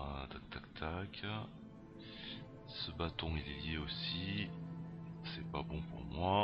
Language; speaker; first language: French; native; French